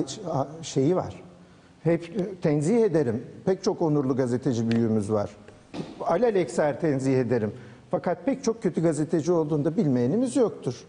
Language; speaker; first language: Turkish; native; Turkish